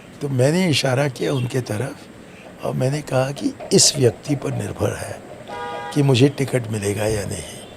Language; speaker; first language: Hindi; non-native, local second language; Tamil